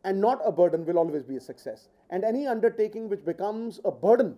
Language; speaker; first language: English; non-native, local second language; Punjabi